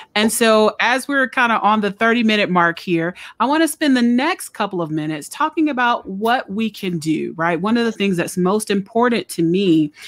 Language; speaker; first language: English; native; English